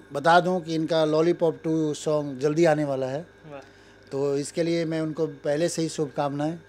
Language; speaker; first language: Hindi; native; Hindi